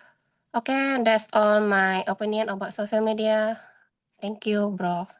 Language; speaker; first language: English; non-native, learner; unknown